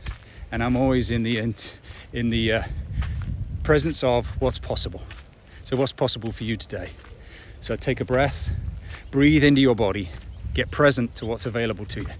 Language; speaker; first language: English; native; English